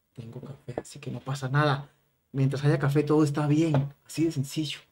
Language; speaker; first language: Spanish; native; Spanish